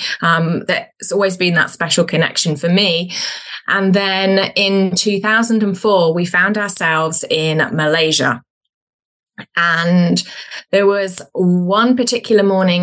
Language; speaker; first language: English; native; English